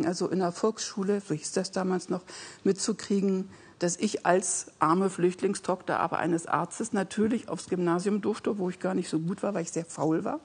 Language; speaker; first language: German; native; German